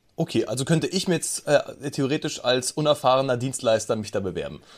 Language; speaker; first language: German; native; German